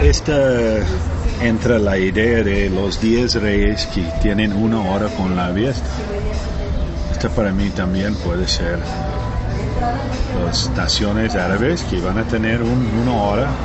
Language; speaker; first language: Spanish; non-native, learner; English